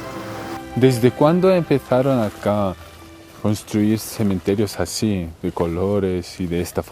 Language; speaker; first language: Spanish; non-native, learner; Korean